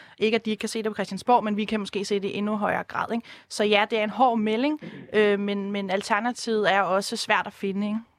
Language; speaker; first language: Danish; native; Danish